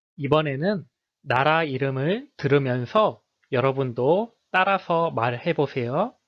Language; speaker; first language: Korean; native; Korean